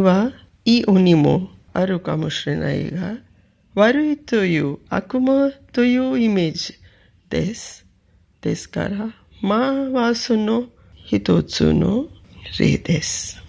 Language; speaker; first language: Japanese; non-native, fluent; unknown